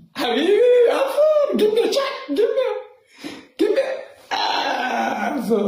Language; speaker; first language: German; non-native, learner; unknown